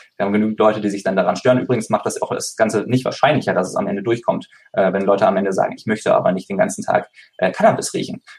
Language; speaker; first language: German; native; German